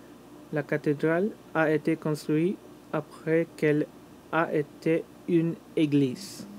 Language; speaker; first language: French; non-native, learner; English